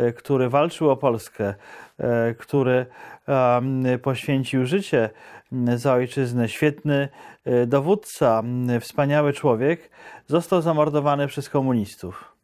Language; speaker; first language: Polish; native; Polish